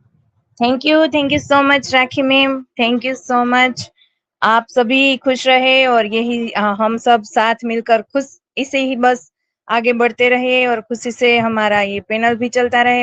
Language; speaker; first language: Hindi; native; Hindi